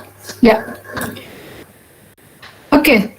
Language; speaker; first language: English; non-native, learner; Balinese